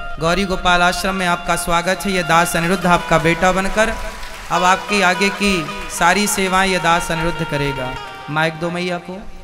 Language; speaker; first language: Hindi; native; Hindi